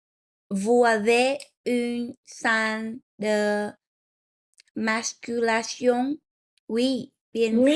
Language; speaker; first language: French; non-native, learner; Vietnamese